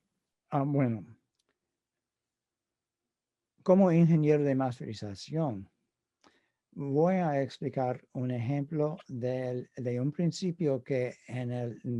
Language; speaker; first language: Spanish; non-native, fluent; English